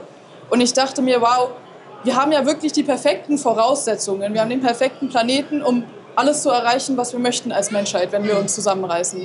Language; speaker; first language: German; native; German